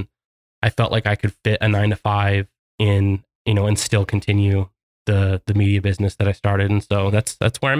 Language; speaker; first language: English; native; English